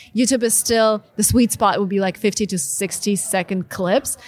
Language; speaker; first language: English; non-native, fluent; Russian